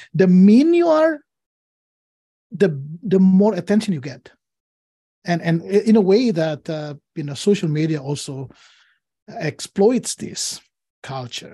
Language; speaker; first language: English; non-native, fluent; Indonesian